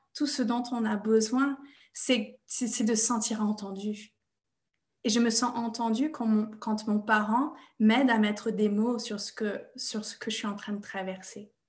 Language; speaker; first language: French; non-native, fluent; English